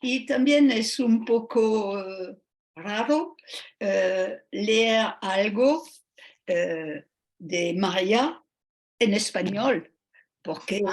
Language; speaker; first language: Spanish; non-native, fluent; French